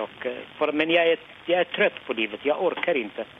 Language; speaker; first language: Swedish; non-native, learner; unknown